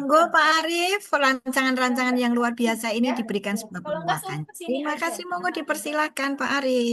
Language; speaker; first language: Indonesian; native; Indonesian